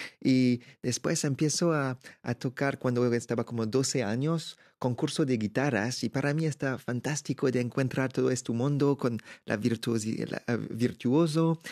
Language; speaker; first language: Spanish; non-native, learner; French